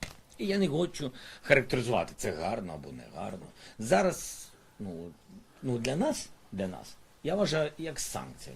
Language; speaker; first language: Ukrainian; non-native, local second language; Russian